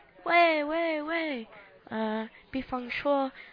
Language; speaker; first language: Chinese; non-native, learner; English